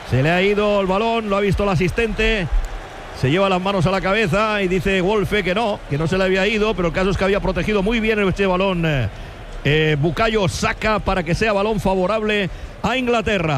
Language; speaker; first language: Spanish; native; Spanish